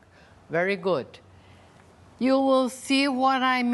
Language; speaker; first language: English; non-native, fluent; Portuguese